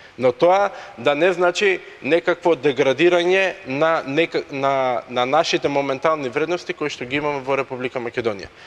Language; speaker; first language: Macedonian; native; Macedonian